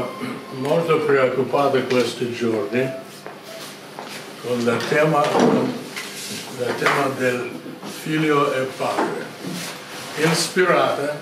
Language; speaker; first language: Italian; non-native, learner; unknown